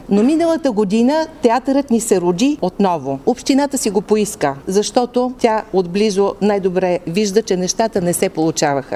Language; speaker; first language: Bulgarian; native; Bulgarian